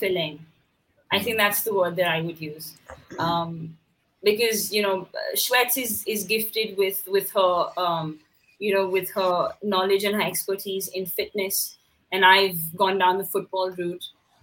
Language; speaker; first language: English; non-native, local second language; Hindi